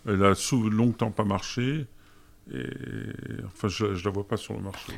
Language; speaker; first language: French; early bilingual, other home language; German